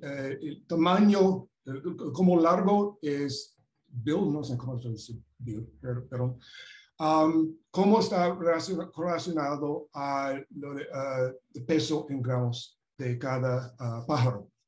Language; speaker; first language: Spanish; non-native, fluent; English